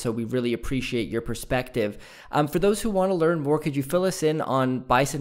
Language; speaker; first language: English; native; English